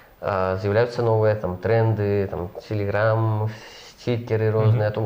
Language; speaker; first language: Belarusian; non-native, local second language; Russian